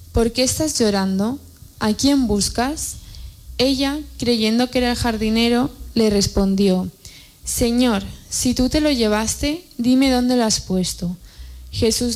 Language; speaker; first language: Spanish; native; Spanish